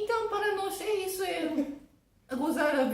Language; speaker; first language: Portuguese; non-native, fluent; Japanese